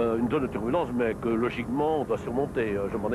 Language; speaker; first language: French; native; French